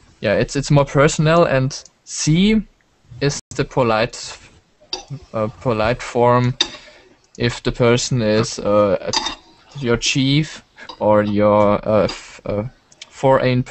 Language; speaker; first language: English; non-native, learner; German